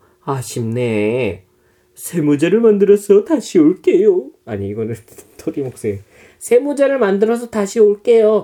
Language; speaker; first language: Korean; native; Korean